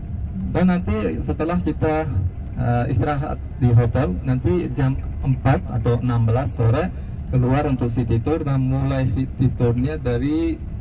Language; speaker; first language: Indonesian; non-native, fluent; Uzbek